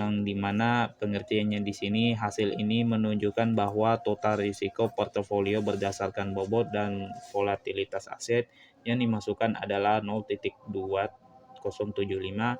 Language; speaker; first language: Indonesian; native; Indonesian